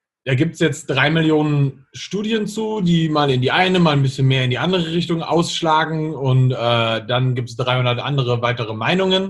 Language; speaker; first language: German; native; German